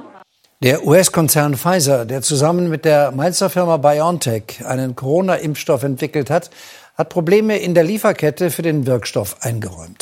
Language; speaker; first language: German; native; German